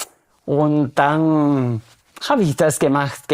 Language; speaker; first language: German; non-native, fluent; Spanish